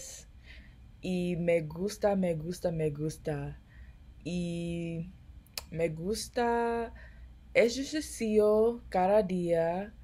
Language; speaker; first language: Spanish; non-native, learner; English